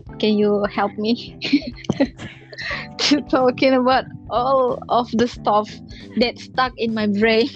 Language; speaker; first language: English; non-native, learner; Indonesian